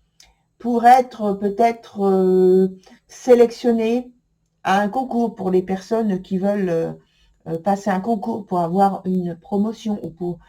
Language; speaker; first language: French; native; French